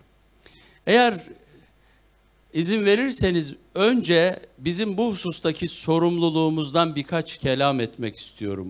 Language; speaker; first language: Turkish; native; Turkish